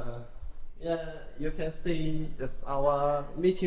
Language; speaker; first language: English; non-native, learner; Chinese